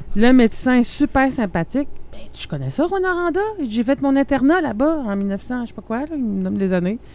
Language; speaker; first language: French; native; French